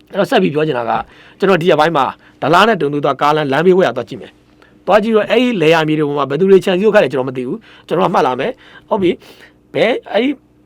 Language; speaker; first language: Burmese; native; Burmese